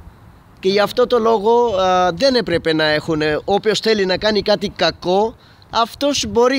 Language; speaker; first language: Greek; non-native, fluent; Urdu